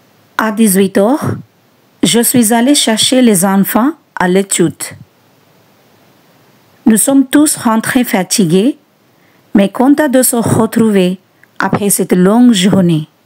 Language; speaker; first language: French; non-native, fluent; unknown